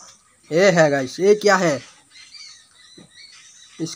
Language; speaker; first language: Hindi; non-native, learner; Bangla